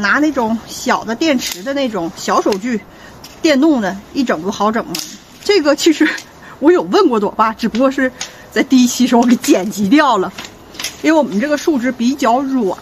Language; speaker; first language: Chinese; native; Chinese